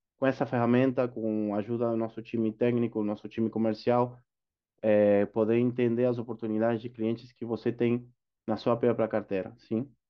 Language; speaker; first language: Portuguese; non-native, fluent; Spanish